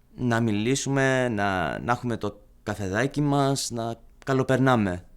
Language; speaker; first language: Greek; early bilingual, heritage; Greek